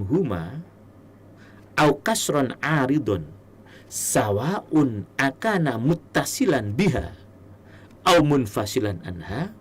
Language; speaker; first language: Arabic; non-native, fluent; Indonesian